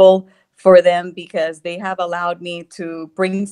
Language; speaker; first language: English; non-native, fluent; Spanish